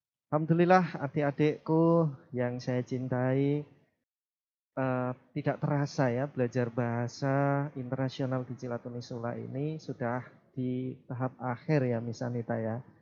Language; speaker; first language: Indonesian; native; Indonesian